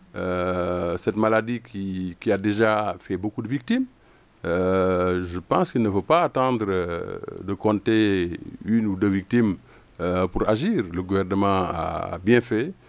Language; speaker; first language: French; non-native, local second language; Wolof